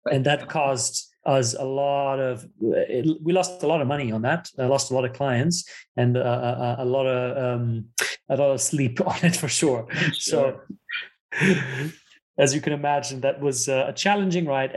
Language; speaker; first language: English; non-native, fluent; German